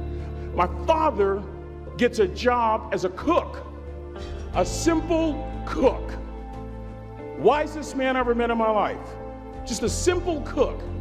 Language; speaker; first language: English; native; English